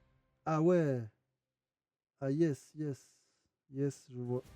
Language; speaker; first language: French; native; French